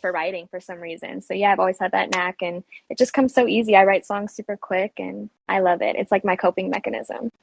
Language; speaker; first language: English; native; English